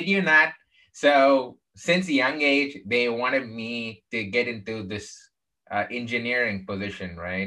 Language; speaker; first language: English; non-native, local second language; Tamil